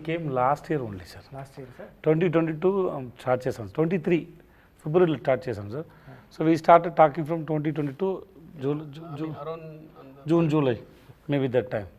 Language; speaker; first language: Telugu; non-native, learner; Tamil